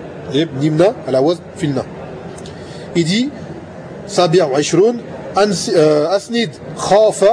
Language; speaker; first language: Arabic; non-native, fluent; French